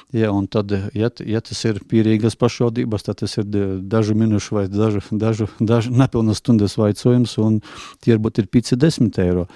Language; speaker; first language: Latvian; non-native, local second language; Russian